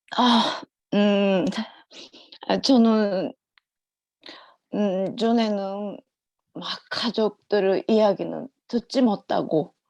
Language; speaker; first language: Korean; non-native, learner; Japanese